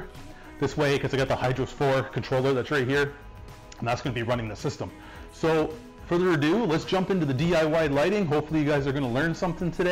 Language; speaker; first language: English; native; English